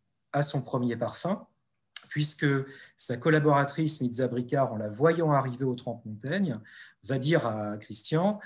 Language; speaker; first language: French; native; French